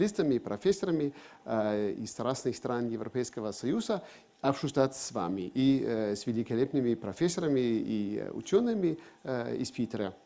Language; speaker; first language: Russian; non-native, fluent; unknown